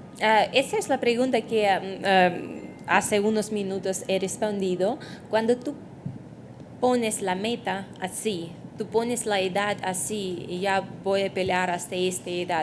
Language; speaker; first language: Spanish; non-native, fluent; Russian